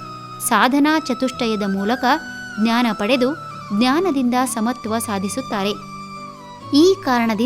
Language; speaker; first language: Kannada; native; Kannada